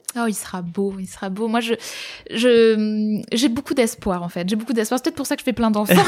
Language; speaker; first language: French; native; French